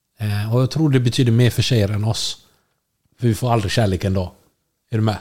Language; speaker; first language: Swedish; early bilingual, other home language; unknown